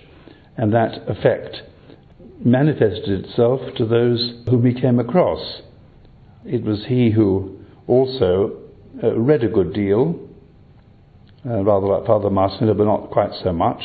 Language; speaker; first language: English; native; English